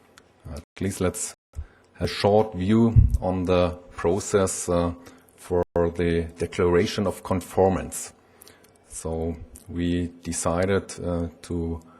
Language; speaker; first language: English; non-native, fluent; German